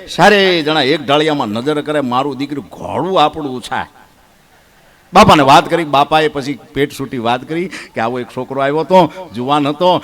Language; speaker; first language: Gujarati; native; Gujarati